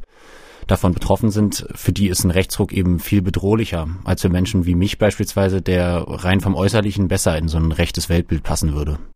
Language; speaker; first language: German; native; German